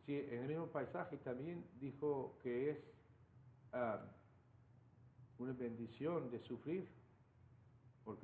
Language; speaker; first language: Spanish; non-native, fluent; English